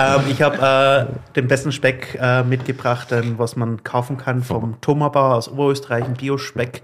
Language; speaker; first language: German; native; German